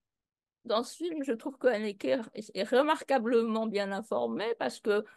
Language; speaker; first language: French; native; French